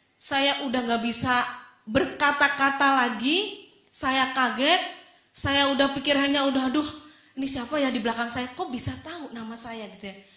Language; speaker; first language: Indonesian; native; Indonesian